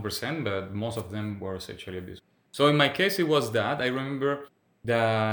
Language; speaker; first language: English; non-native, fluent; Spanish